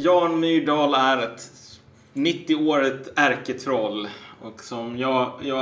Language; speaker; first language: Swedish; native; Swedish